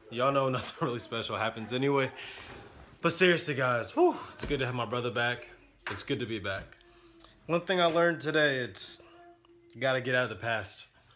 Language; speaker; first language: English; native; English